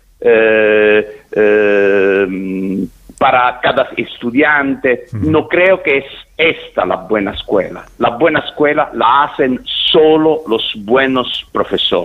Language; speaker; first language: Spanish; non-native, fluent; Italian